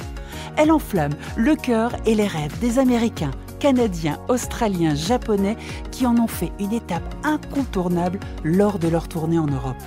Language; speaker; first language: French; native; French